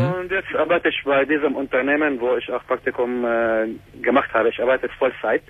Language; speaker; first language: German; non-native, fluent; Arabic